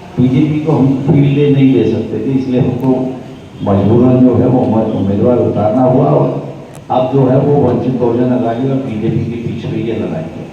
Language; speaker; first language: Hindi; non-native, local second language; Marathi